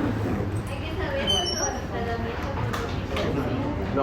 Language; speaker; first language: Spanish; native; Spanish